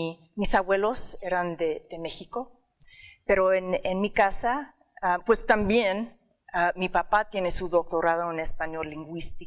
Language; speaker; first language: Spanish; early bilingual, heritage; English